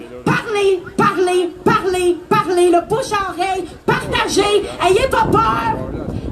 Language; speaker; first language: French; native; French